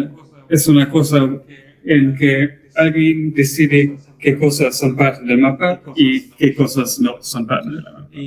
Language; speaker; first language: Spanish; non-native, learner; German